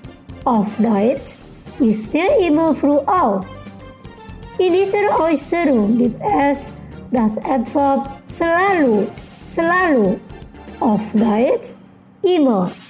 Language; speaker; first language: German; non-native, fluent; Indonesian